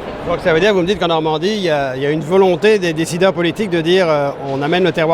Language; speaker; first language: French; native; French